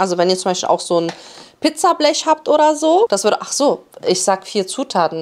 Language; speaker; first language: German; early bilingual, other home language; Polish